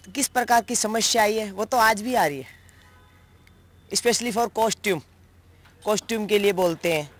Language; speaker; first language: Hindi; native; Hindi